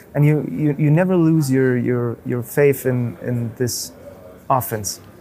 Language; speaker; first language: English; non-native, fluent; German